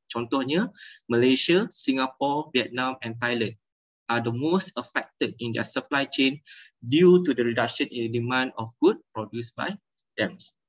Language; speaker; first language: English; non-native, local second language; Malay